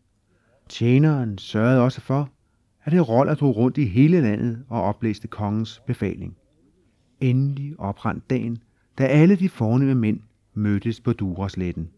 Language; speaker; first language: Danish; native; Danish